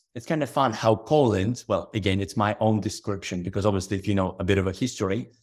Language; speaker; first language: English; non-native, fluent; Russian